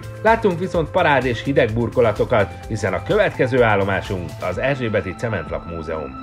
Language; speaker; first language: Hungarian; native; Hungarian